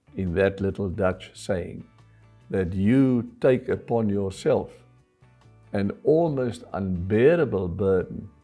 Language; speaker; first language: English; non-native, local second language; Afrikaans